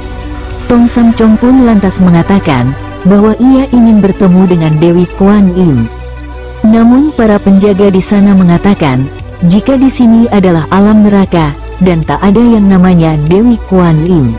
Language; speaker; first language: Indonesian; native; Indonesian